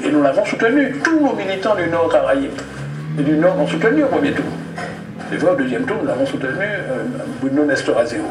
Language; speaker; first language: French; native; French